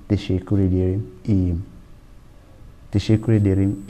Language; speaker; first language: Turkish; non-native, learner; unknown